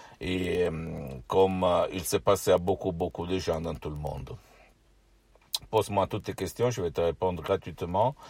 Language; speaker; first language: French; non-native, fluent; Italian